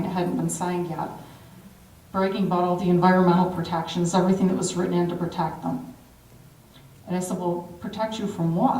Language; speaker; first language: English; native; English